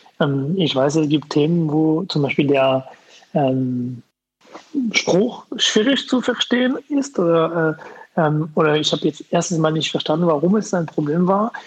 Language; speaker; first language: German; non-native, fluent; French